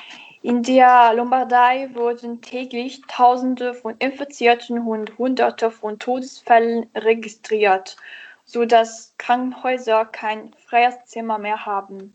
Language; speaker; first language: German; non-native, learner; Italian